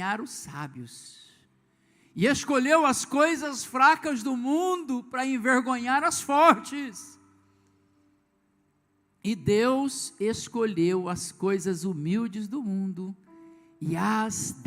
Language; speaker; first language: Portuguese; native; Portuguese